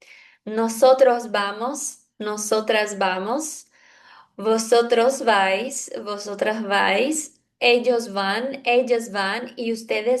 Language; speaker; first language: Spanish; non-native, fluent; Portuguese